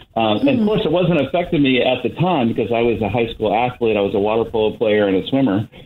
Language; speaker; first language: English; native; English